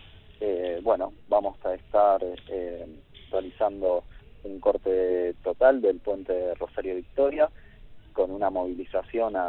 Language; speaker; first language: Spanish; native; Spanish